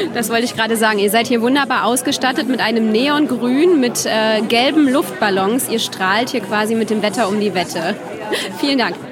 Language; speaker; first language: German; native; German